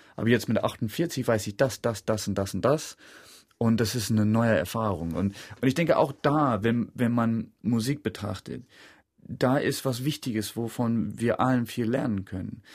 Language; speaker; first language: German; non-native, fluent; English